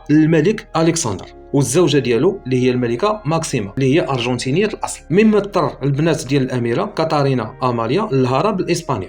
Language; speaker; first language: Arabic; native; Arabic